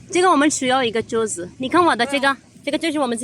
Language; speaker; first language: Chinese; non-native, fluent; Urdu